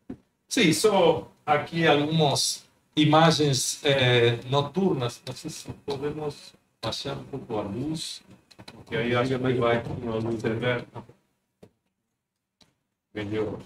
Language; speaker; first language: Portuguese; non-native, fluent; Spanish